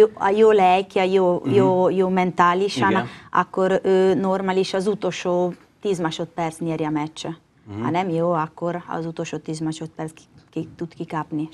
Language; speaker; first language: Hungarian; non-native, learner; Italian